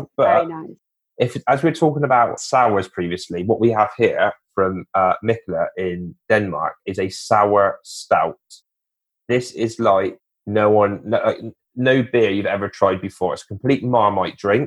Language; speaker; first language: English; native; English